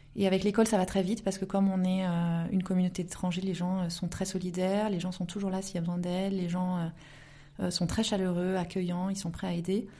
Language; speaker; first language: French; native; French